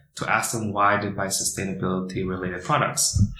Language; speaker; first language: English; non-native, fluent; Indonesian